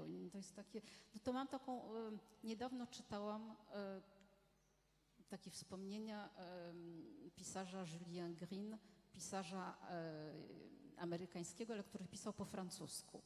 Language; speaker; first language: Polish; non-native, fluent; French